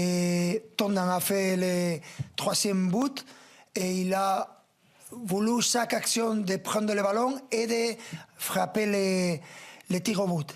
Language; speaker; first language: French; non-native, fluent; Spanish